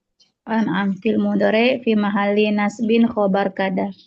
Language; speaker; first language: Arabic; non-native, learner; Indonesian